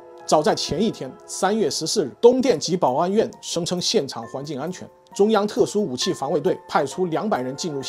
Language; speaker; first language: Chinese; native; Chinese